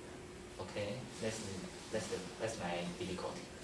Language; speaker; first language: English; non-native, learner; Chinese